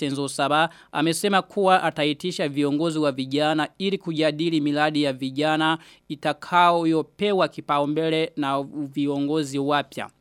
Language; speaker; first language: Swahili; non-native, local second language; Rundi